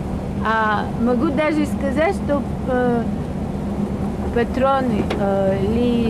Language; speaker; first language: Russian; non-native, learner; Bulgarian